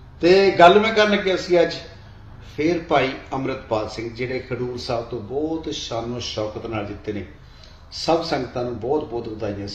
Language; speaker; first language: Punjabi; native; Punjabi